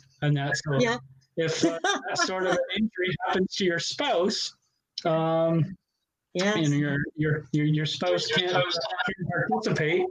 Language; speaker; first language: English; native; English